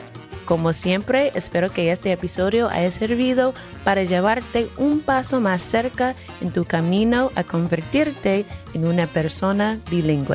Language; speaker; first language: Spanish; non-native, fluent; English